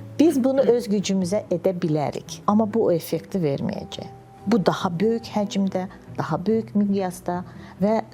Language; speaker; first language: Azerbaijani; native; Azerbaijani